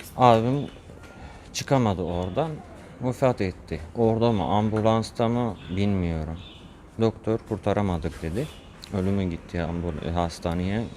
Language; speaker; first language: Turkish; non-native, fluent; Arabic